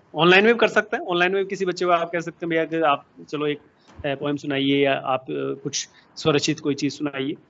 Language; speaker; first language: Hindi; native; Hindi